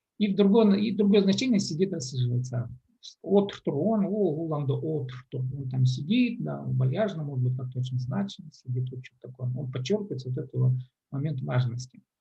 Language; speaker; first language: Russian; non-native, local second language; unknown